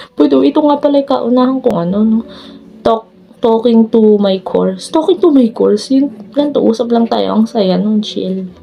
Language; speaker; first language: Filipino; native; Filipino